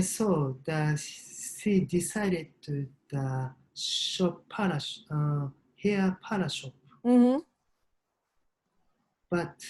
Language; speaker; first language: English; non-native, learner; Japanese